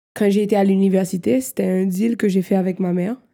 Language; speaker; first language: French; non-native, local second language; Haitian Creole